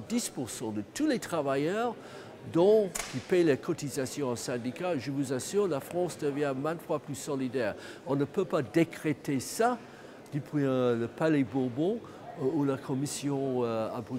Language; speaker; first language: French; non-native, fluent; English